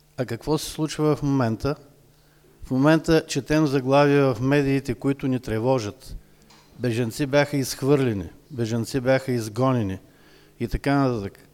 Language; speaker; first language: Bulgarian; native; Bulgarian